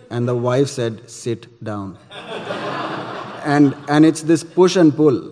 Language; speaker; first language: English; non-native, local second language; Gujarati